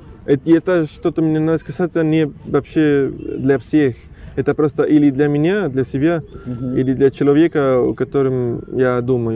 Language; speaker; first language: Russian; non-native, learner; Spanish